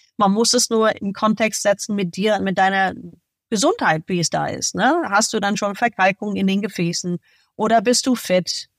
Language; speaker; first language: German; non-native, fluent; English